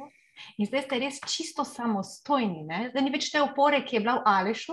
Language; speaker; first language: Slovenian; native; Slovenian